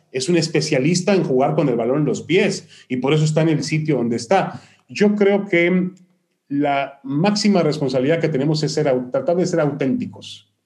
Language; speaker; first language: Spanish; early bilingual, other home language; Hebrew